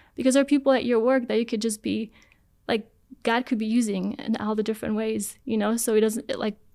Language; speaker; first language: English; early bilingual, other home language; Polish